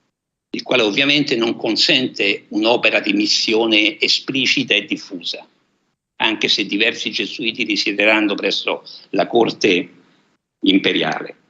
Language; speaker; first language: Italian; native; Italian